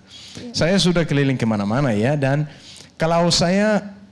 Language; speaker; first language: Indonesian; non-native, fluent; Danish